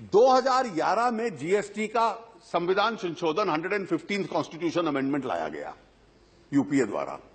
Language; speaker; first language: Hindi; native; Hindi